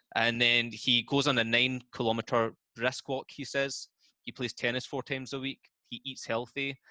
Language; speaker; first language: English; native; English